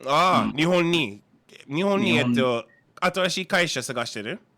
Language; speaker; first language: Japanese; non-native, learner; English